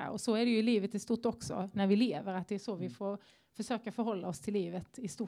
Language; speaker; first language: Swedish; native; Swedish